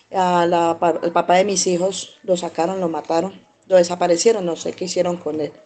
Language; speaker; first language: Spanish; native; Spanish